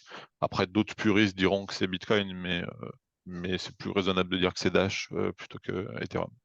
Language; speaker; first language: French; native; French